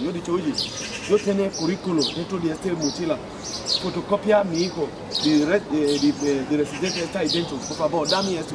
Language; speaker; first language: Spanish; non-native, learner; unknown